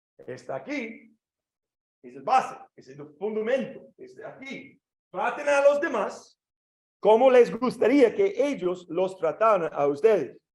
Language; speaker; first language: Spanish; non-native, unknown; English